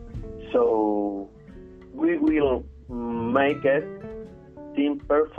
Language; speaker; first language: English; non-native, learner; Spanish